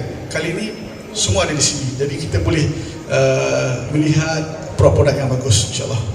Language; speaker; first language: Malay; native; Malay